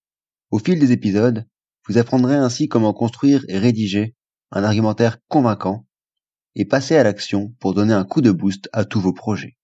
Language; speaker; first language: French; native; French